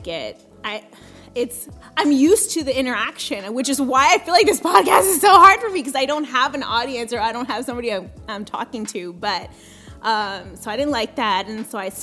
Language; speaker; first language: English; early bilingual, other home language; Spanish